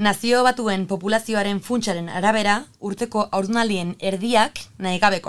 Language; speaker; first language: Basque; native; Basque